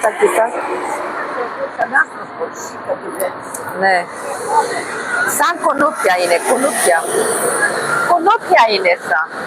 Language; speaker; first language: Greek; non-native, learner; Armenian